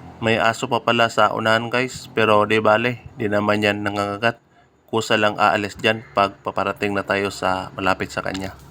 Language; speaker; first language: Filipino; non-native, local second language; Cebuano